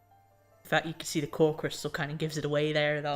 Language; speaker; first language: English; native; English